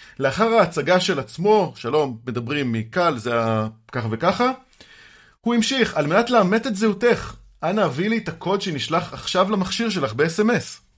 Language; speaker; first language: Hebrew; native; Hebrew